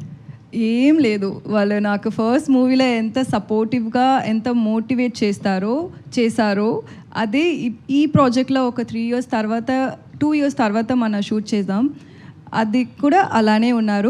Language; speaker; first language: Telugu; non-native, learner; Tamil